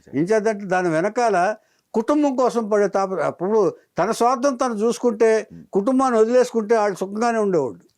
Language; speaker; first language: Telugu; native; Telugu